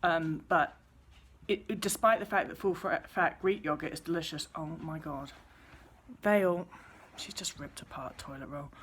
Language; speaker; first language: English; native; English